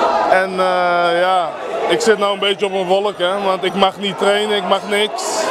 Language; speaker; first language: Dutch; native; Dutch